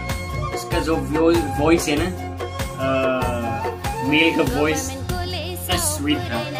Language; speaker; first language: Hindi; non-native, local second language; Kok Borok